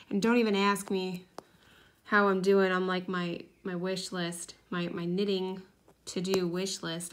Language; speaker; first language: English; native; English